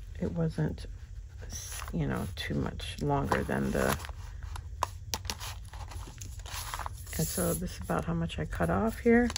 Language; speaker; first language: English; native; English